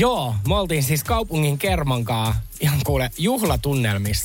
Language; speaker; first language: Finnish; native; Finnish